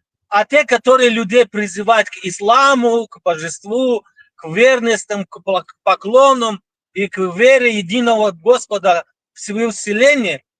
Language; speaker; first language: Russian; non-native, local second language; Tajik